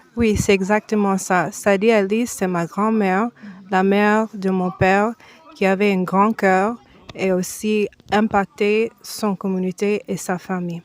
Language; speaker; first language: French; early bilingual, heritage; French